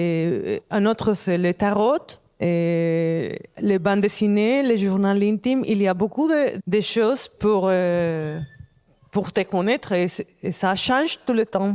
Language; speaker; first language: French; non-native, fluent; Spanish